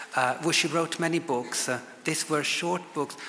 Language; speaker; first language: English; non-native, fluent; Italian